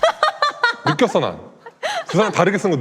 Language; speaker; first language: Korean; native; Korean